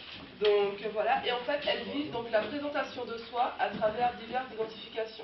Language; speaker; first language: French; native; French